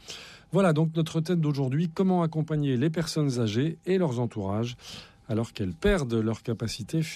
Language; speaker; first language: French; native; French